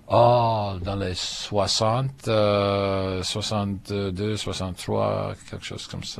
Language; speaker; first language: French; non-native, local second language; English